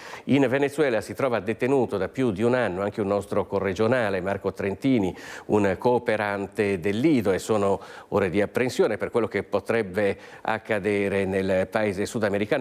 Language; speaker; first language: Italian; native; Italian